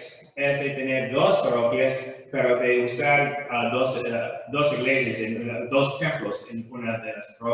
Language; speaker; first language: Spanish; non-native, fluent; English